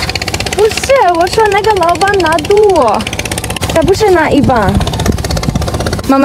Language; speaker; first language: Chinese; non-native, learner; Ukrainian